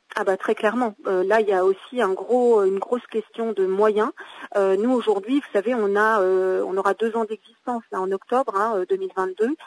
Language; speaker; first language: French; native; French